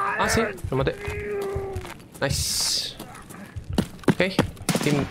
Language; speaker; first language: Spanish; native; Spanish